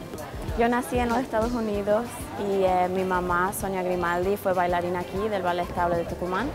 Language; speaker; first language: Spanish; early bilingual, heritage; English